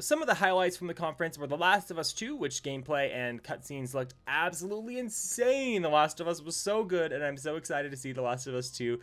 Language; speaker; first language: English; native; English